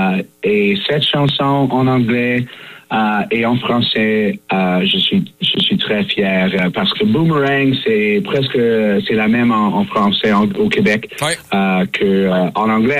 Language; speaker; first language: French; non-native, fluent; English